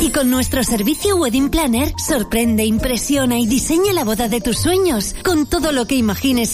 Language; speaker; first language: Spanish; native; Spanish